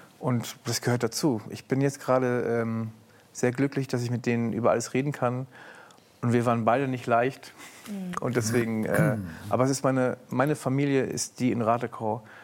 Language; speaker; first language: German; native; German